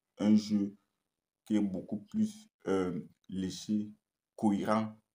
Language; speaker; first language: French; native; French